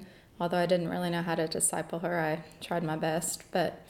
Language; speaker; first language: English; native; English